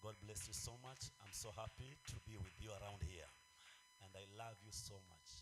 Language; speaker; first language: English; non-native, local second language; Swahili